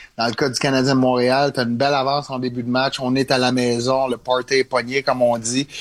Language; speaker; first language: French; native; French